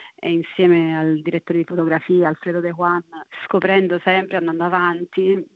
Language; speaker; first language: Italian; native; Italian